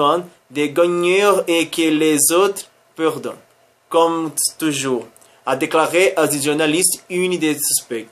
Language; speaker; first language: French; non-native, learner; Spanish